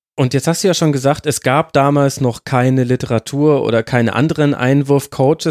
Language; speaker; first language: German; native; German